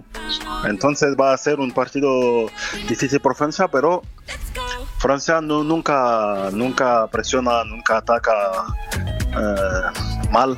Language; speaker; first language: Spanish; non-native, fluent; French